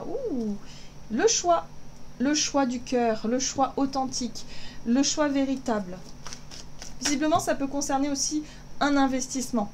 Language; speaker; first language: French; native; French